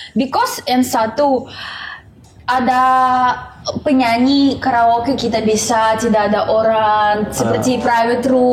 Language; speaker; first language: Indonesian; non-native, learner; Russian